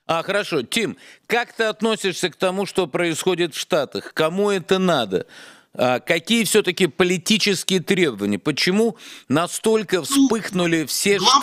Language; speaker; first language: Russian; native; Russian